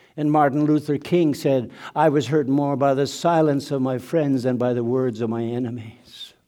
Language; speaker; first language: English; non-native, fluent; German